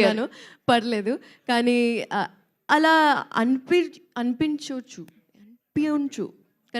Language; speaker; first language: Telugu; non-native, local second language; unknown